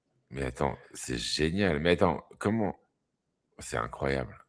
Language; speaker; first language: French; native; French